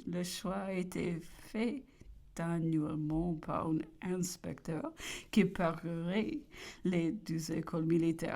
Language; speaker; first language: French; non-native, learner; English